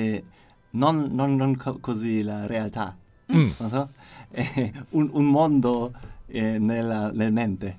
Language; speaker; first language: Italian; non-native, learner; German